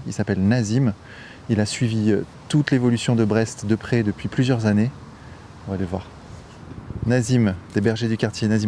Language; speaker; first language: French; native; French